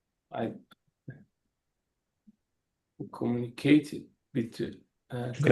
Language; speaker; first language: English; non-native, learner; Portuguese